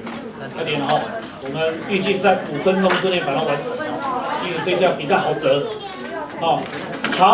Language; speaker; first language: Chinese; native; Chinese